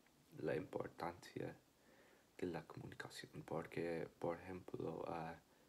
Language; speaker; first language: Spanish; non-native, learner; English